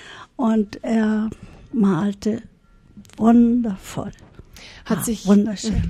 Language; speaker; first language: German; early bilingual, heritage; German